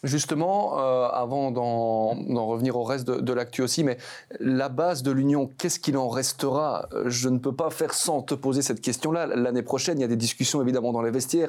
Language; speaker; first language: French; native; French